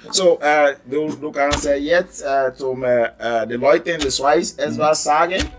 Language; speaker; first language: German; non-native, learner; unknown